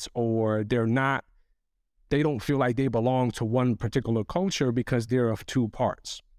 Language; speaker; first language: English; early bilingual, other home language; Arabic